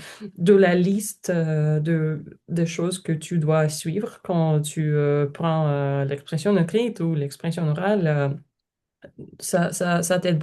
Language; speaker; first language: French; non-native, learner; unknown